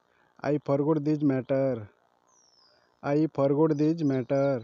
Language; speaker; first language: English; non-native, learner; Odia